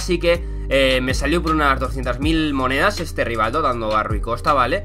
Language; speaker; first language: Spanish; native; Spanish